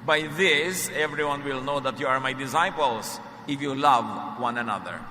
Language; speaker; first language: English; non-native, local second language; Filipino